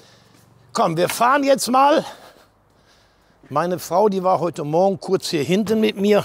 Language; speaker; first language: German; native; German